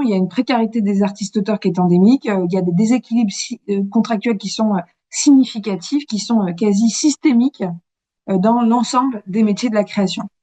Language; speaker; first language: French; native; French